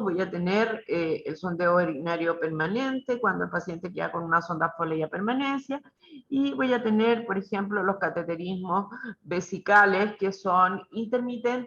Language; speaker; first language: Spanish; native; Spanish